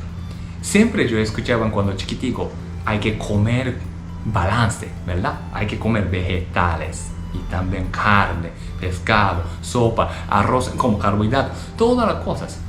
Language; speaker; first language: Spanish; non-native, learner; Japanese